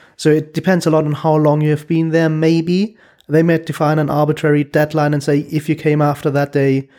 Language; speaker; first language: English; non-native, fluent; German